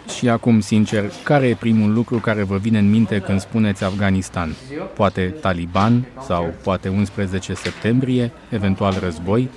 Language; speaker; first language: Romanian; native; Romanian